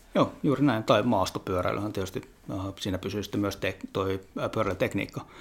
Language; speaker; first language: Finnish; native; Finnish